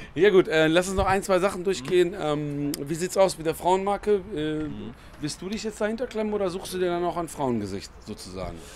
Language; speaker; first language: German; early bilingual, other home language; Persian